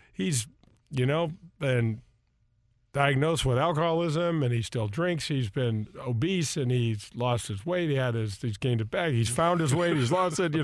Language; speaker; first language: English; native; English